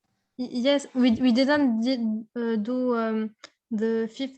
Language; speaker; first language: English; non-native, fluent; Spanish